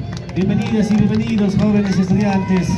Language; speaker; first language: Spanish; native; Spanish